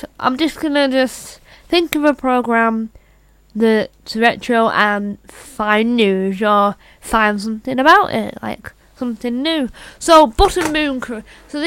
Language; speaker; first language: English; native; English